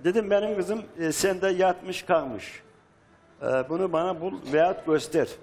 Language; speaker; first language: Turkish; native; Turkish